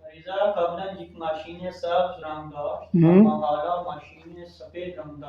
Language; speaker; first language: Persian; non-native, learner; Urdu